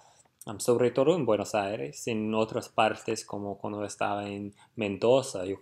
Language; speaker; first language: Spanish; non-native, fluent; English